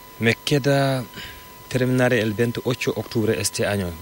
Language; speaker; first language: Spanish; non-native, learner; Fula